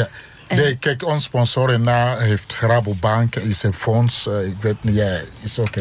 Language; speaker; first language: Dutch; non-native, learner; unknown